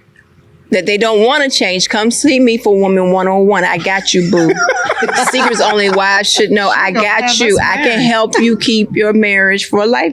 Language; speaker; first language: English; native; English